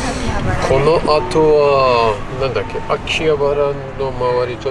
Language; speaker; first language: Japanese; non-native, learner; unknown